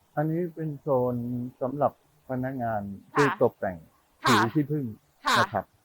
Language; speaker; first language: Thai; native; Thai